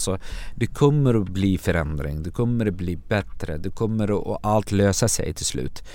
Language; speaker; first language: Swedish; non-native, fluent; Arabic